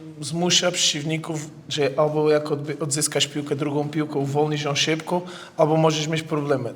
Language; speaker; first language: Polish; non-native, fluent; Portuguese